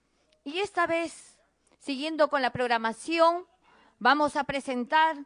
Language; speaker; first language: Spanish; native; Spanish